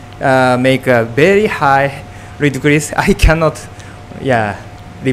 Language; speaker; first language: English; non-native, fluent; Japanese